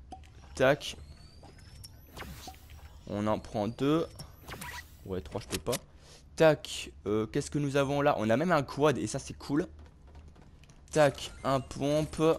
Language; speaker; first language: French; native; French